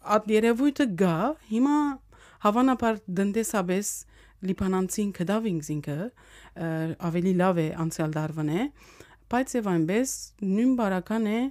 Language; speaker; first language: Armenian; early bilingual, heritage; Armenian